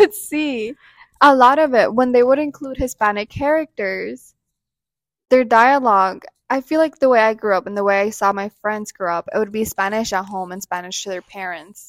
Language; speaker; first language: English; non-native, fluent; Spanish